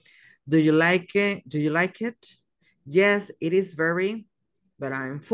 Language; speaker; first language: English; non-native, fluent; Spanish